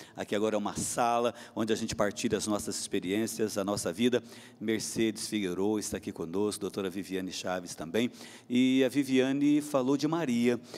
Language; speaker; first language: Portuguese; native; Portuguese